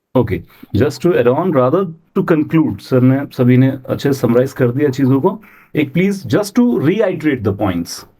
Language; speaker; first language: Hindi; native; Hindi